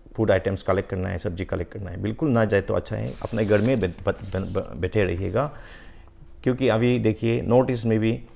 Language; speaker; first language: Hindi; non-native, local second language; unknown